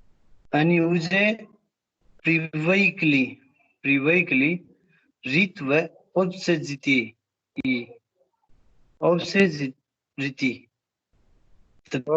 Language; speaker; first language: Russian; non-native, learner; Hindi